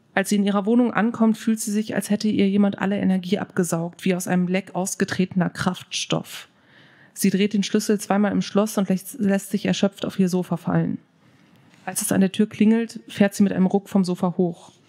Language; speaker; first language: German; native; German